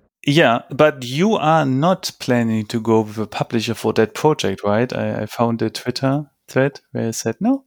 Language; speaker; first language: English; non-native, fluent; German